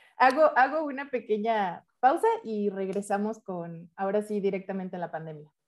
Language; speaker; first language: Spanish; native; Spanish